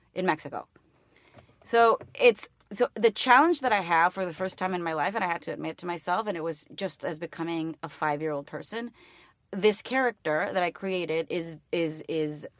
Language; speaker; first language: English; non-native, fluent; Spanish